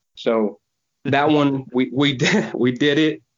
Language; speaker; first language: English; native; English